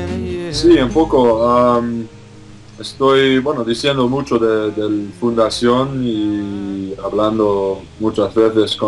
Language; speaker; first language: Spanish; non-native, fluent; English